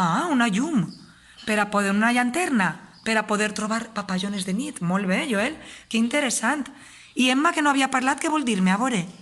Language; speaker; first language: Catalan; native; Catalan